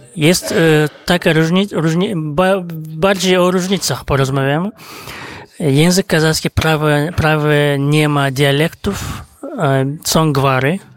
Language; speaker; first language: Polish; non-native, fluent; Kazakh